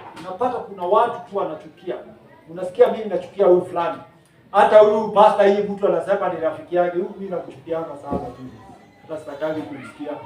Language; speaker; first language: Swahili; non-native, local second language; Kikuyu